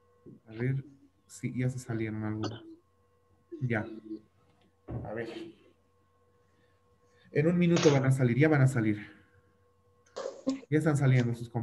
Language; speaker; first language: Spanish; native; Spanish